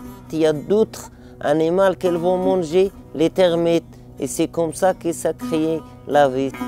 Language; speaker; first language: French; non-native, learner; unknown